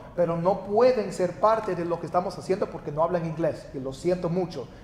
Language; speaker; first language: Spanish; early bilingual, heritage; Spanish